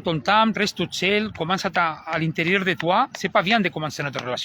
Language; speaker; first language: French; non-native, learner; Spanish